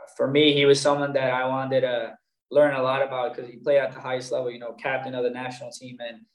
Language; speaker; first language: English; native; English